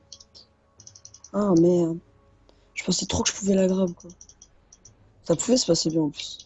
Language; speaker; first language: French; native; French